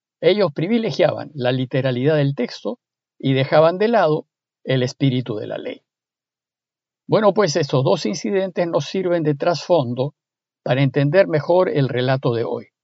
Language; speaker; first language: Spanish; native; Spanish